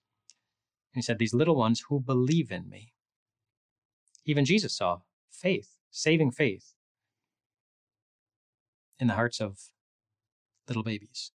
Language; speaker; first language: English; native; English